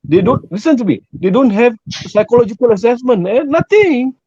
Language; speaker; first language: English; non-native, local second language; Malay